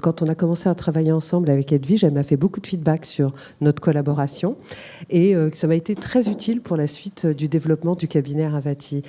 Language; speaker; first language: French; native; French